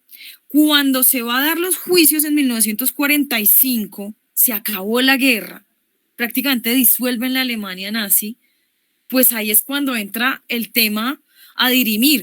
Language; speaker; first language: Spanish; native; Spanish